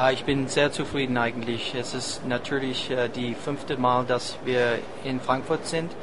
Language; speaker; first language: German; non-native, learner; English